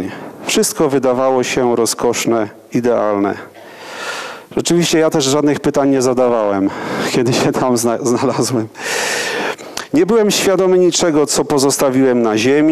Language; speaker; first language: Polish; native; Polish